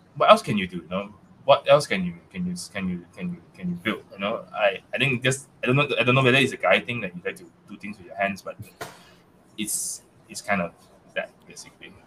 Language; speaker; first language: English; non-native, local second language; Chinese